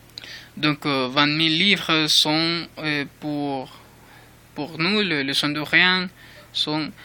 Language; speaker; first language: French; non-native, learner; Spanish